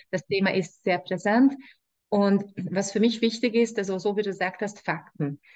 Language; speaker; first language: German; non-native, fluent; Hungarian